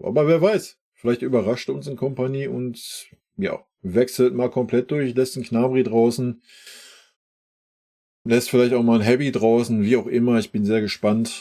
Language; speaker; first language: German; native; German